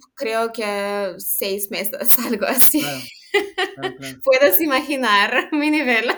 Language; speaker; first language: Spanish; non-native, learner; Macedonian